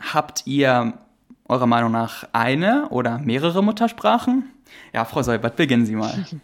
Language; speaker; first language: German; native; German